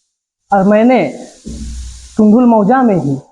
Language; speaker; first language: Hindi; native; Hindi